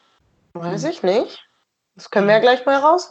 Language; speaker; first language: German; native; German